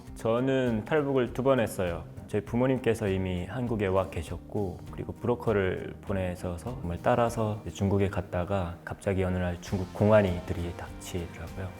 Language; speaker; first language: Korean; native; Korean